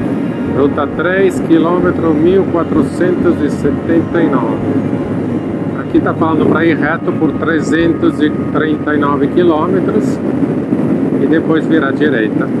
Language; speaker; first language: Portuguese; non-native, fluent; Italian